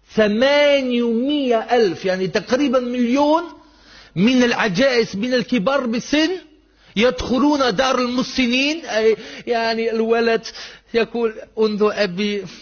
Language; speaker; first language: Arabic; non-native, fluent; German